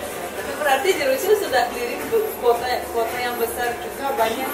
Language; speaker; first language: Indonesian; non-native, fluent; Russian